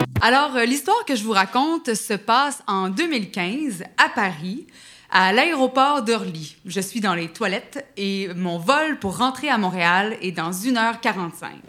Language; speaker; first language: French; native; French